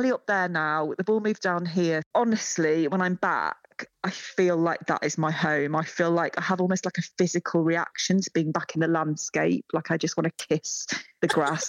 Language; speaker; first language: English; native; English